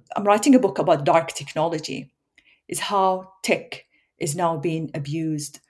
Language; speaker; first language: English; non-native, fluent; Arabic